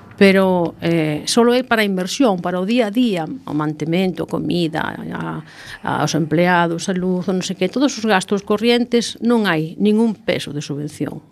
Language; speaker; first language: Galician; non-native, local second language; Spanish